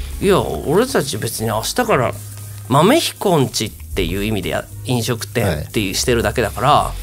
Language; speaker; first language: Japanese; native; Japanese